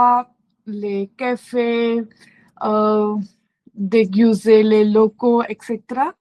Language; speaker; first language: French; non-native, learner; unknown